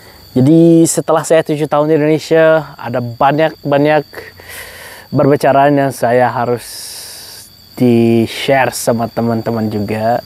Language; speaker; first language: Indonesian; non-native, fluent; Arabic